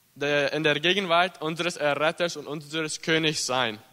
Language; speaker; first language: German; early bilingual, heritage; English